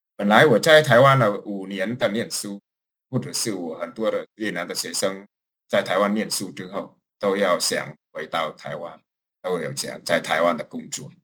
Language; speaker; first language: Chinese; non-native, fluent; Vietnamese